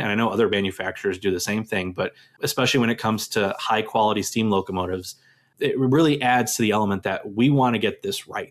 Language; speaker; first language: English; native; English